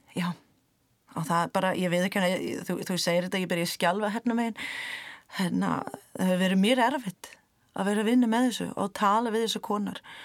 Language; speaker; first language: Icelandic; non-native, fluent; English